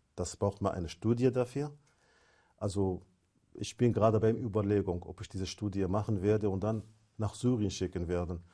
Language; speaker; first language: German; non-native, fluent; Arabic